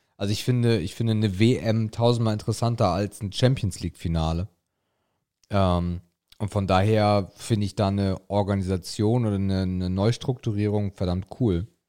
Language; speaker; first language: German; native; German